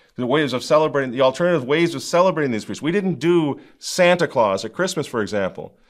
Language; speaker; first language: English; native; English